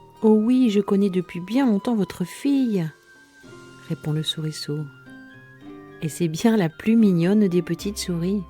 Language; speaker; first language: French; native; French